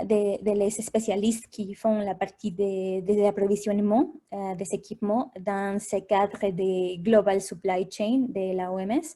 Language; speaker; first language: French; non-native, fluent; Spanish